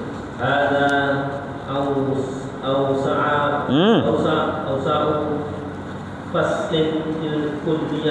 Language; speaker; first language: Arabic; non-native, learner; Indonesian